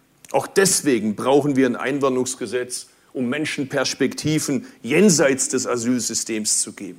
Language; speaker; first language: German; early bilingual, other home language; Turkish